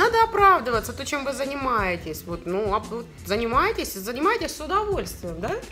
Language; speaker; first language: Russian; native; Russian